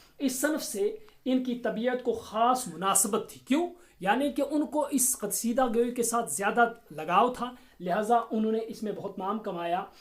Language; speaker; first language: Urdu; non-native, local second language; Kashmiri